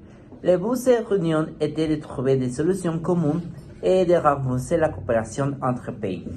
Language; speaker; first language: French; non-native, learner; Spanish